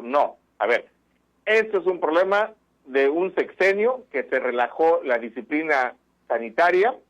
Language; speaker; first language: Spanish; native; Spanish